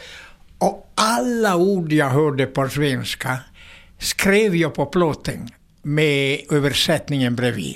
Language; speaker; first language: Swedish; non-native, fluent; Italian